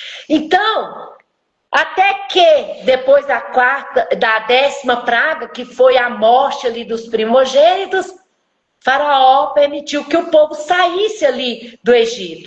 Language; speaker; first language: Portuguese; native; Portuguese